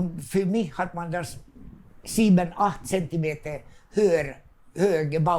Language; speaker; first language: German; non-native, fluent; Finnish